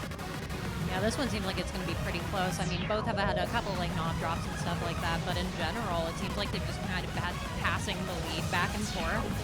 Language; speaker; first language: English; native; English